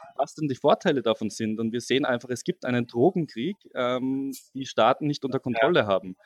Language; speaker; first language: German; native; German